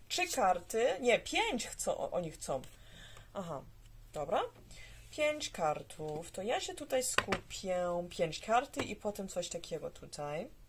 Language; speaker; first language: Polish; early bilingual, heritage; Polish